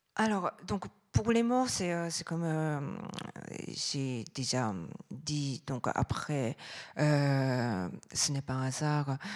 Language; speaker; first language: French; non-native, fluent; Japanese